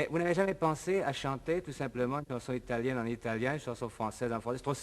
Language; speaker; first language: French; native; French